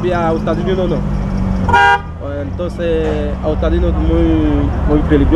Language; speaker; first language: Spanish; non-native, learner; Haitian Creole